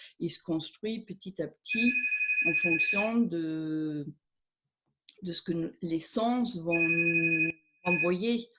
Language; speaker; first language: French; non-native, fluent; German